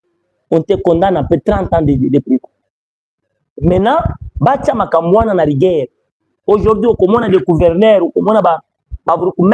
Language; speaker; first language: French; non-native, local second language; Lingala